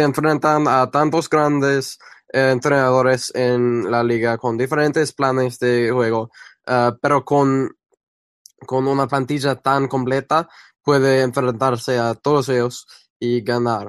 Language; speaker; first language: Spanish; non-native, fluent; English